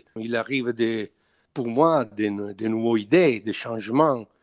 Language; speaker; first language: French; non-native, fluent; Italian